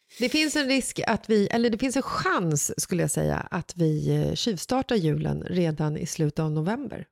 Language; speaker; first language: Swedish; native; Swedish